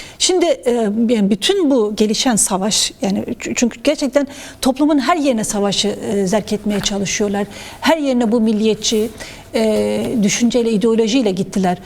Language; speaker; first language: Turkish; non-native, local second language; Kurdish